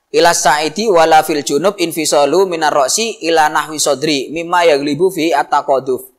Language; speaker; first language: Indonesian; non-native, local second language; Javanese